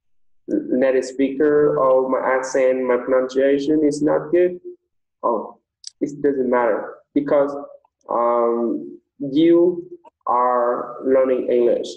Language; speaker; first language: English; non-native, fluent; Vietnamese